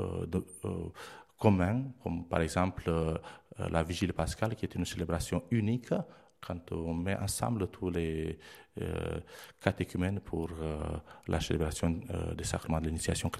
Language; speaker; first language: French; non-native, fluent; Romanian